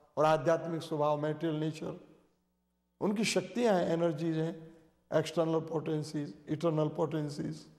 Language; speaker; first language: Hindi; native; Hindi